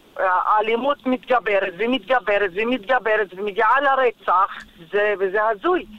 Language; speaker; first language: Hebrew; non-native, local second language; Arabic